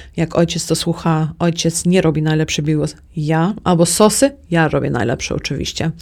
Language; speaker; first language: Polish; early bilingual, heritage; Polish